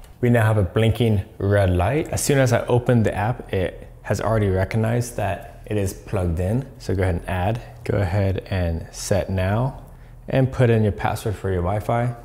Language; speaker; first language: English; native; English